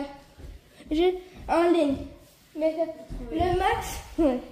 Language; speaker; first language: French; native; French